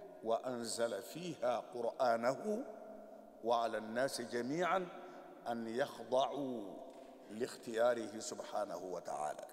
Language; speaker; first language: Arabic; non-native, fluent; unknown